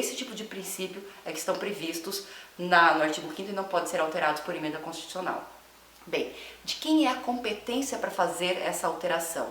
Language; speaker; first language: Portuguese; native; Portuguese